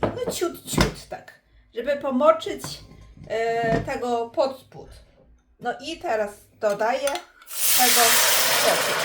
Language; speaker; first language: Polish; non-native, learner; Chinese